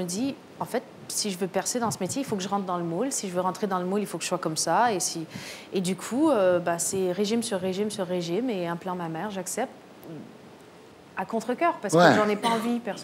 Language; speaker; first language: French; native; French